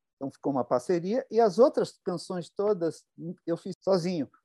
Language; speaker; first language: Portuguese; native; Portuguese